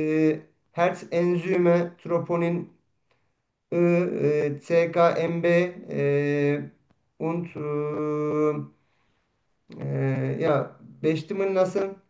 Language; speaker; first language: German; non-native, learner; Turkish